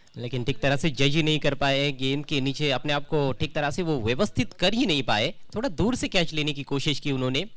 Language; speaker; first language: Hindi; non-native, local second language; Marathi